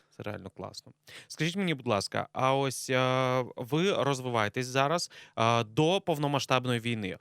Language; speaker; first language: Ukrainian; native; Ukrainian